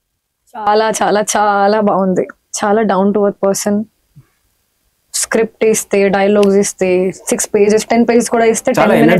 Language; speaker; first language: Telugu; non-native, learner; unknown